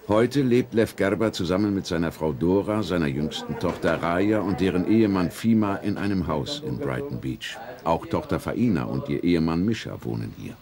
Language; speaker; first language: German; native; German